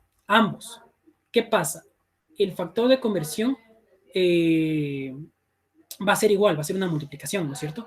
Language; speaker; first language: Spanish; native; Spanish